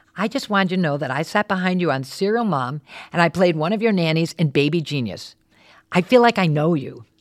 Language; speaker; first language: English; native; English